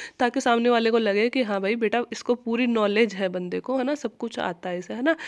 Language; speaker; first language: Hindi; native; Hindi